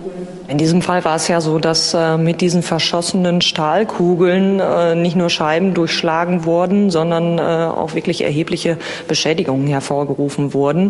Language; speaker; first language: German; native; German